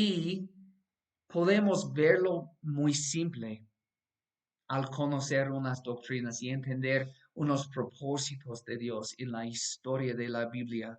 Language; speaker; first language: Spanish; non-native, fluent; English